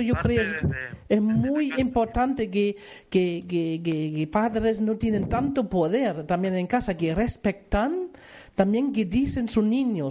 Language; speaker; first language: Spanish; non-native, fluent; German